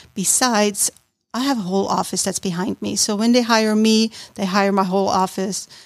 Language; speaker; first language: English; non-native, fluent; German